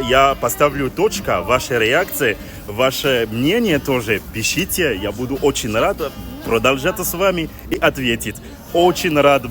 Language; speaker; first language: Russian; non-native, learner; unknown